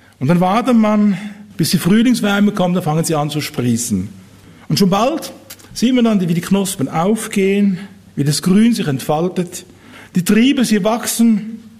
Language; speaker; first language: German; native; German